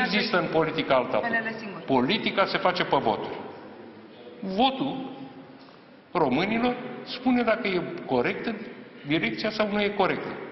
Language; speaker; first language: Romanian; native; Romanian